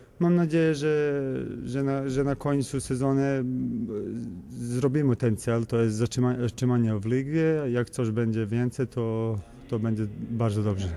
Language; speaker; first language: Polish; non-native, learner; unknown